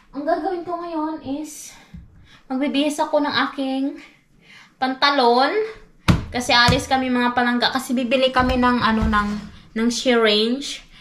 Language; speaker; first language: Filipino; non-native, local second language; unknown